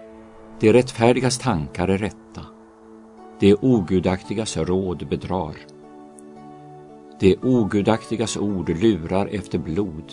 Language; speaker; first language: Swedish; native; Swedish